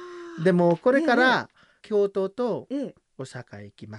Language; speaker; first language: Japanese; non-native, learner; Samoan